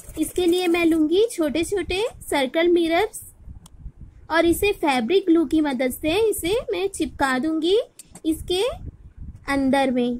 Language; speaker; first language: Hindi; non-native, local second language; Bangla